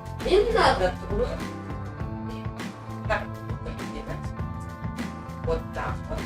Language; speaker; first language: Russian; native; Russian